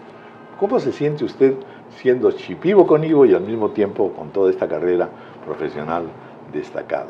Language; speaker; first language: Spanish; native; Spanish